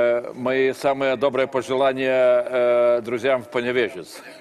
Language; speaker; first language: Russian; non-native, fluent; Lithuanian